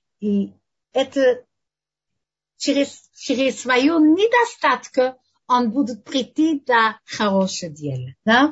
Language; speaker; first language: Russian; non-native, learner; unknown